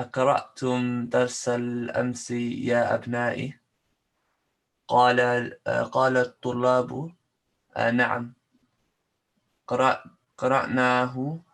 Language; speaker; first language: Arabic; non-native, learner; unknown